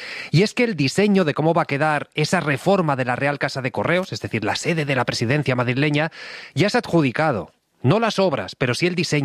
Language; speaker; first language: Spanish; native; Spanish